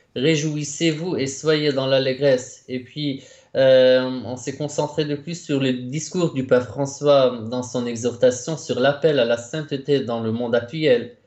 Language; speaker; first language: French; non-native, local second language; Arabic